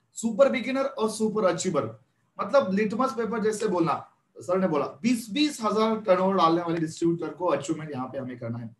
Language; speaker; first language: Hindi; non-native, local second language; Marathi